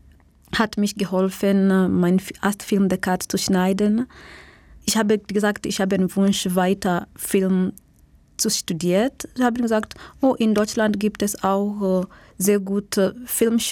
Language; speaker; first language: German; non-native, learner; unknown